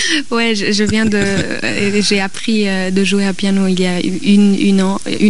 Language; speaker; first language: French; non-native, local second language; German